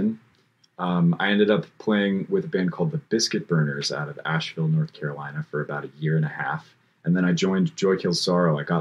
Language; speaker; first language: English; native; English